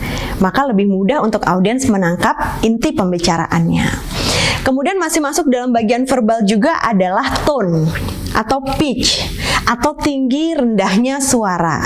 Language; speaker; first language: Indonesian; native; Indonesian